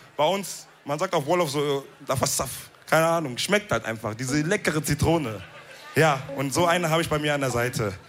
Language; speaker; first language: German; early bilingual, other home language; Wolof